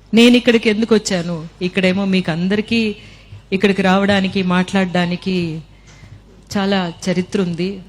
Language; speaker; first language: Telugu; native; Telugu